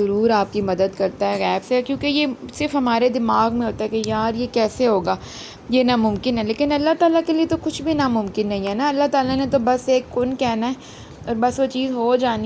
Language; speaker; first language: Urdu; native; Urdu